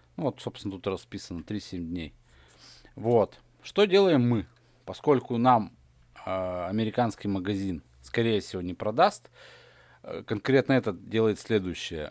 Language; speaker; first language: Russian; native; Russian